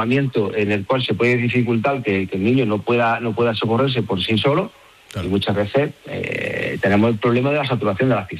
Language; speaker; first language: Spanish; native; Spanish